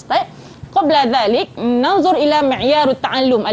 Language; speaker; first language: Arabic; non-native, fluent; Malay